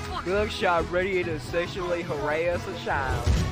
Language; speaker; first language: English; native; English